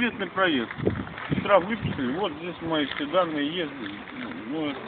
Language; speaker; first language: Russian; native; Russian